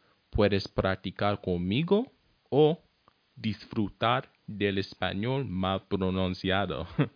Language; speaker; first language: Spanish; non-native, learner; English